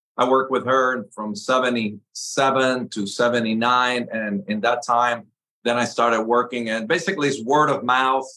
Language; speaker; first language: English; early bilingual, other home language; Spanish